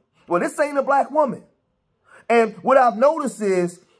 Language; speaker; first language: English; native; English